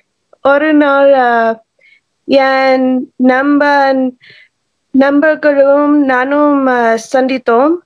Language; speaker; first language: Tamil; non-native, learner; English